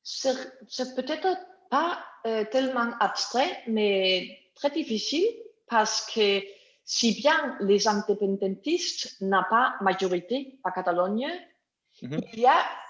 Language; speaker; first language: French; non-native, learner; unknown